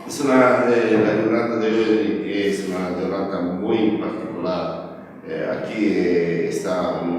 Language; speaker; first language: Spanish; non-native, learner; Italian